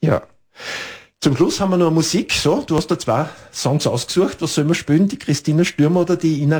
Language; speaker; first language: German; native; German